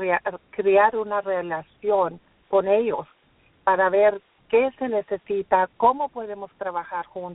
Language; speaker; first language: Spanish; early bilingual, heritage; Spanish